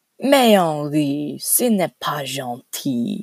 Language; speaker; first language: French; non-native, learner; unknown